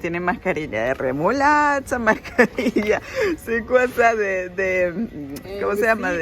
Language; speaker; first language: Spanish; native; Spanish